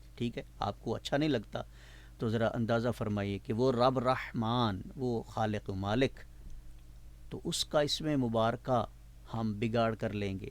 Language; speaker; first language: Urdu; non-native, local second language; Punjabi